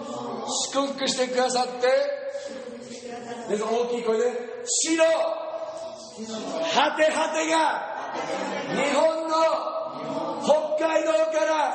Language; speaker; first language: Japanese; non-native, fluent; English